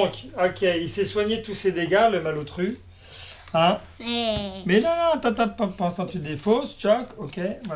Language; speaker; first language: French; native; French